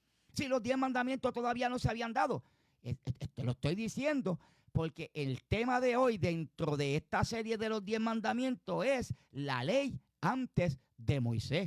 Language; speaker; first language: Spanish; native; Spanish